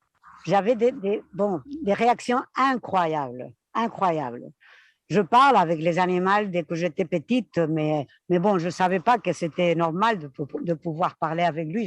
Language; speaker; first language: French; non-native, fluent; Spanish